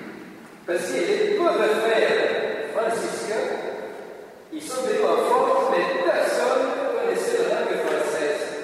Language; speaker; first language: French; non-native, learner; Italian